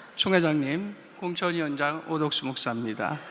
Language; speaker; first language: Korean; native; Korean